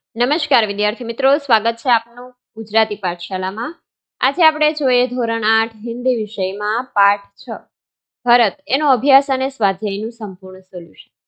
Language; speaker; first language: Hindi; non-native, local second language; Gujarati